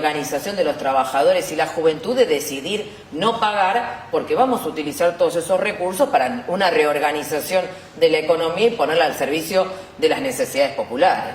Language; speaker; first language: Spanish; native; Spanish